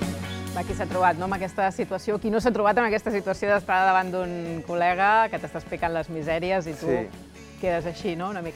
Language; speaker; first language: Catalan; native; Catalan